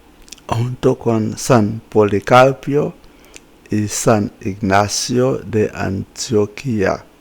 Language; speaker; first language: Spanish; non-native, fluent; Haitian Creole